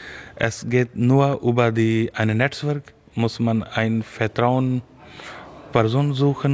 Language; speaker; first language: German; non-native, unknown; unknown